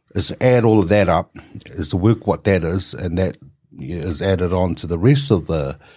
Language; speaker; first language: English; native; English